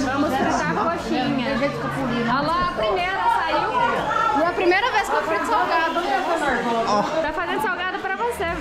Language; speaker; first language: Portuguese; native; Portuguese